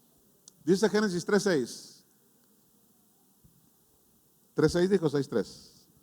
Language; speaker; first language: Spanish; native; Spanish